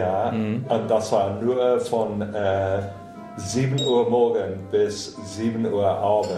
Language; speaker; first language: German; non-native, fluent; English